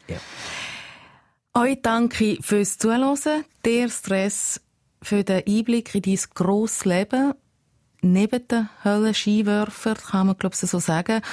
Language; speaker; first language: German; native; German